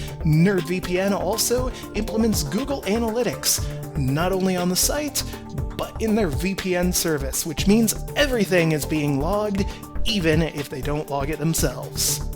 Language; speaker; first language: English; native; English